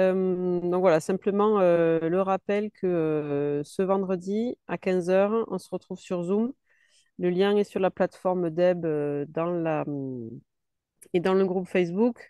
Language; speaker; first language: French; native; French